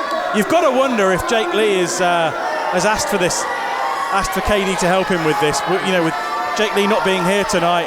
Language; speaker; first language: English; native; English